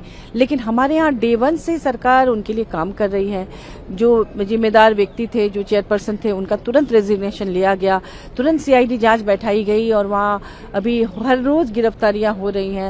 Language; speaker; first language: Hindi; native; Hindi